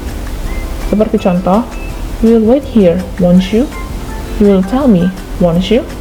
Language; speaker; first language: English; non-native, fluent; Indonesian